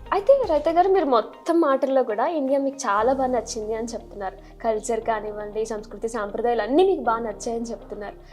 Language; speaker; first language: Telugu; native; Telugu